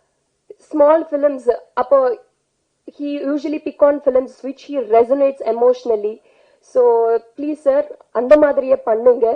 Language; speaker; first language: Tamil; non-native, learner; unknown